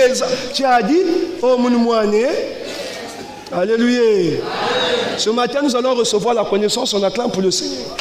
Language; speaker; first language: French; non-native, local second language; Lingala